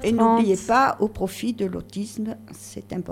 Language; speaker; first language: French; native; French